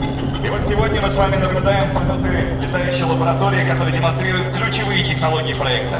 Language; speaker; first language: Russian; native; Russian